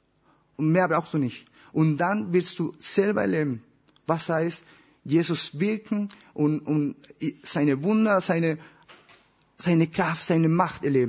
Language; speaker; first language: German; non-native, learner; Spanish